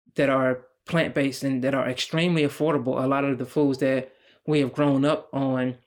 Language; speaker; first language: English; native; English